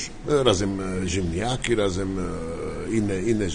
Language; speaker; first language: Polish; non-native, learner; Italian